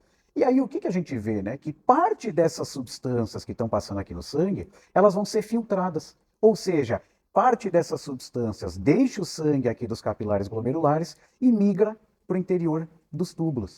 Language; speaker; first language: Portuguese; native; Portuguese